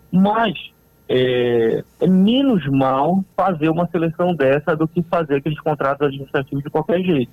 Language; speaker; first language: Portuguese; native; Portuguese